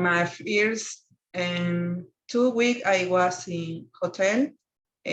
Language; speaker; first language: English; non-native, learner; Spanish